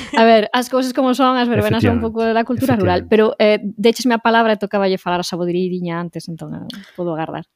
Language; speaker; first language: Galician; native; Galician